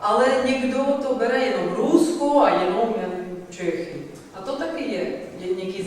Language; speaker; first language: Czech; non-native, fluent; Russian